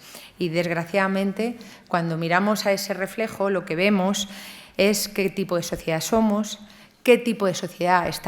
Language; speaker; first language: Spanish; native; Spanish